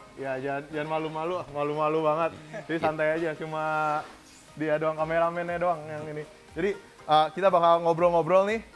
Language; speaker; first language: Indonesian; native; Indonesian